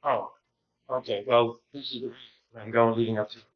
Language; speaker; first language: English; native; English